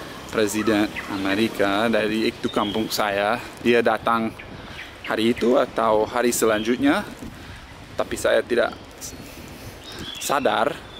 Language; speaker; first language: Indonesian; non-native, fluent; English